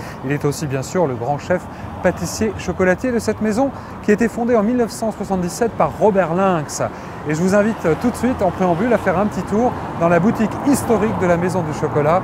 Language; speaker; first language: French; native; French